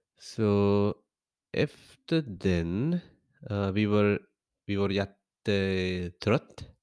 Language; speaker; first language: Swedish; non-native, learner; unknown